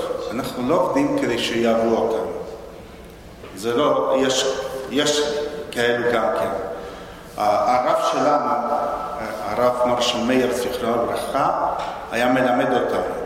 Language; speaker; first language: Hebrew; non-native, fluent; Spanish